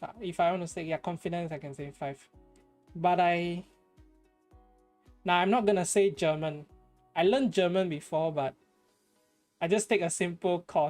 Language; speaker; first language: English; non-native, fluent; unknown